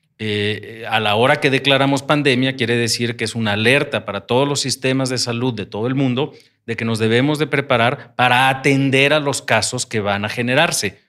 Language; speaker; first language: Spanish; native; Spanish